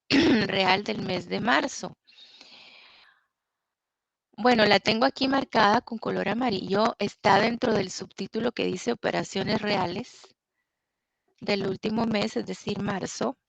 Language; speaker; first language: Spanish; native; Spanish